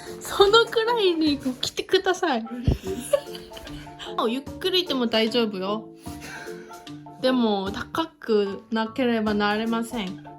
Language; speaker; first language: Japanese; non-native, learner; Korean